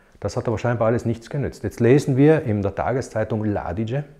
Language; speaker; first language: German; native; German